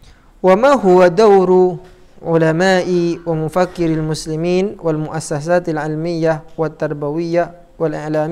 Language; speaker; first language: Arabic; non-native, fluent; Indonesian